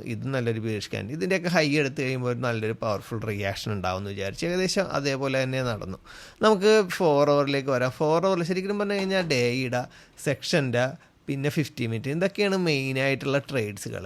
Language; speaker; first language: Malayalam; native; Malayalam